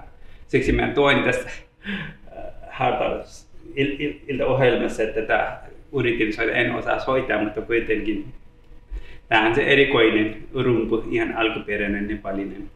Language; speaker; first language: Finnish; non-native, learner; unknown